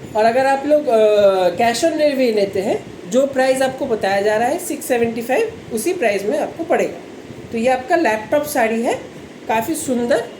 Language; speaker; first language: Hindi; non-native, local second language; Bangla